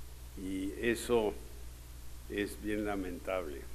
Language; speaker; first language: Spanish; native; Spanish